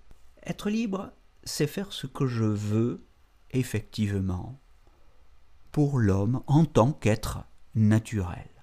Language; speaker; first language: French; native; French